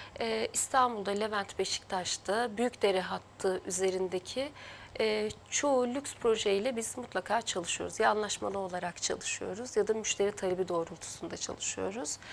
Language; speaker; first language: Turkish; early bilingual, heritage; Turkish